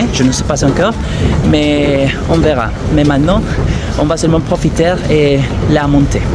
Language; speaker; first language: French; non-native, fluent; Spanish